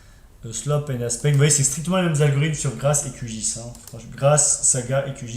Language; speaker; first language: French; native; French